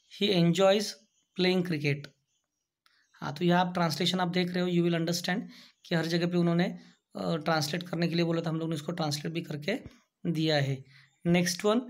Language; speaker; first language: Hindi; non-native, local second language; Marathi